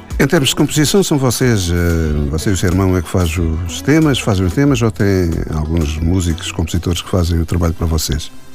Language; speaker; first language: Portuguese; native; Portuguese